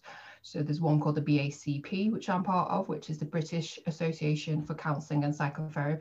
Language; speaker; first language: English; native; English